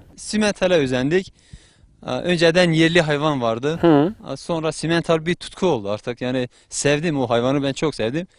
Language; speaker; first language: Turkish; native; Turkish